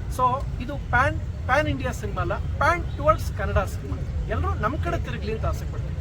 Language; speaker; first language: Kannada; native; Kannada